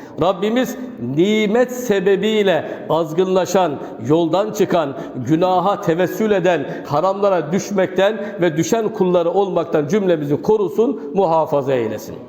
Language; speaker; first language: Turkish; native; Turkish